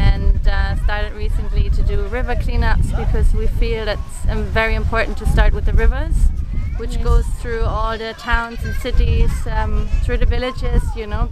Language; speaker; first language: English; non-native, fluent; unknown